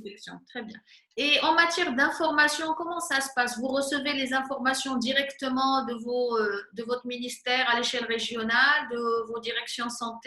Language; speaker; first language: French; non-native, local second language; Arabic